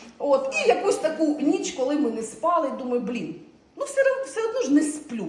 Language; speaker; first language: Ukrainian; non-native, local second language; Russian